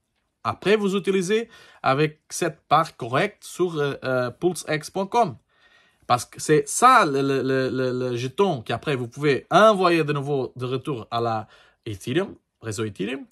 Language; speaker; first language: French; non-native, learner; Portuguese